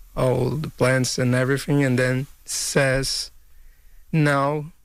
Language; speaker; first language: English; non-native, fluent; Portuguese